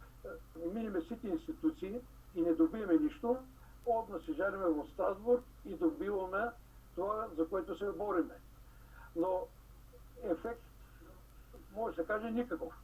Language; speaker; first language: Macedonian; early bilingual, heritage; Macedonian